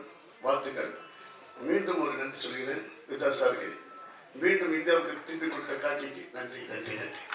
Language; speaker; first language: Tamil; native; Tamil